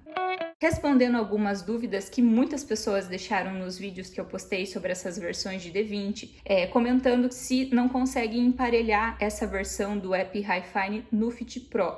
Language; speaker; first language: Portuguese; native; Portuguese